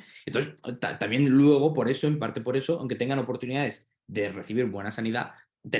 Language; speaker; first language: Spanish; native; Spanish